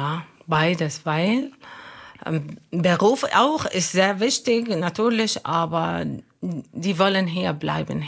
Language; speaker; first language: German; non-native, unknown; Arabic